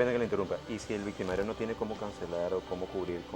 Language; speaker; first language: Spanish; native; Spanish